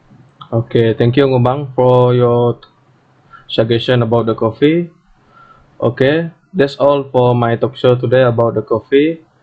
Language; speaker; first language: English; non-native, learner; Malay